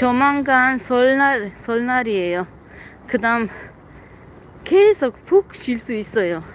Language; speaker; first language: Korean; non-native, learner; Tajik